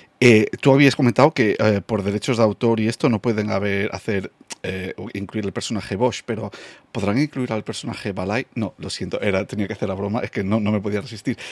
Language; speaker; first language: Spanish; non-native, fluent; English